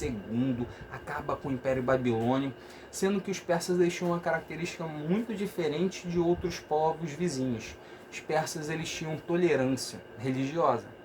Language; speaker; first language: Portuguese; native; Portuguese